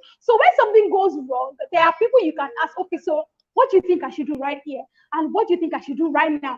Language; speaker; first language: English; non-native, local second language; Yoruba